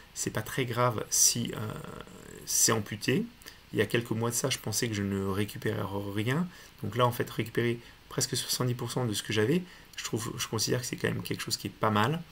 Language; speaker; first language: French; native; French